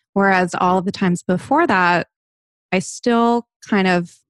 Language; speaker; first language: English; native; English